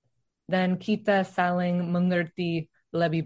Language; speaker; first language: Indonesian; non-native, learner; English